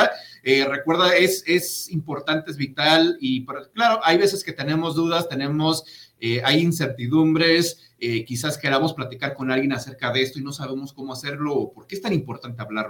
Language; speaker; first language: Spanish; native; Spanish